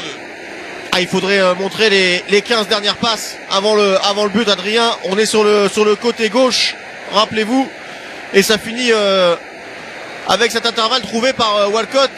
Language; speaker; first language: French; native; French